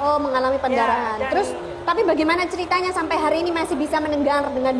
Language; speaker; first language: Indonesian; native; Indonesian